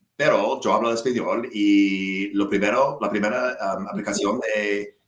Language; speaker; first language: Spanish; non-native, learner; English